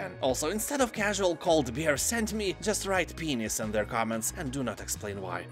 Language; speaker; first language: English; non-native, fluent; Lithuanian